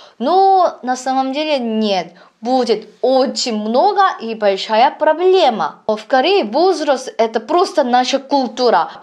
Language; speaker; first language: Russian; non-native, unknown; Korean